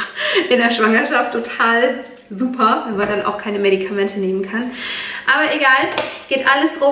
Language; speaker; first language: German; native; German